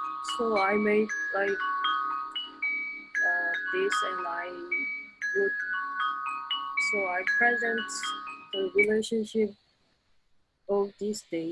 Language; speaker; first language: English; non-native, learner; Korean